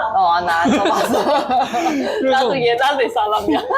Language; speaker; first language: Korean; non-native, learner; Chinese